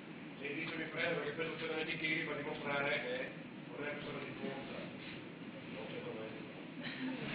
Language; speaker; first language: Italian; native; Italian